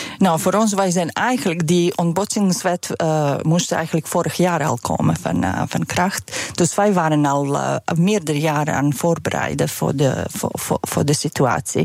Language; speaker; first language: Dutch; non-native, fluent; Serbian